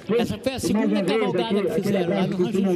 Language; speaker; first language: Portuguese; native; Portuguese